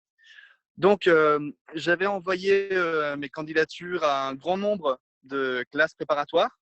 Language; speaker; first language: French; non-native, fluent; Italian